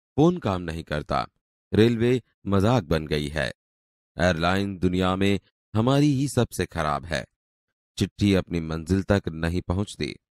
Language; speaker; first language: Hindi; non-native, local second language; Gujarati